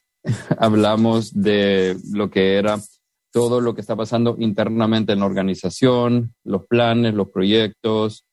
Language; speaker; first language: Spanish; native; Spanish